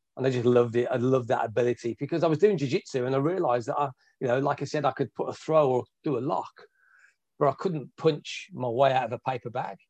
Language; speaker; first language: English; native; English